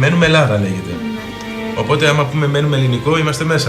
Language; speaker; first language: Greek; native; Greek